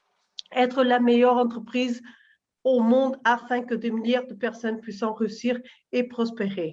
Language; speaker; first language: French; non-native, learner; Portuguese